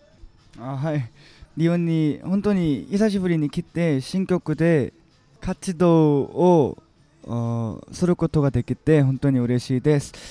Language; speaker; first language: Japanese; non-native, learner; Korean